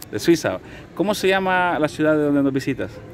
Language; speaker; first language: Spanish; native; Spanish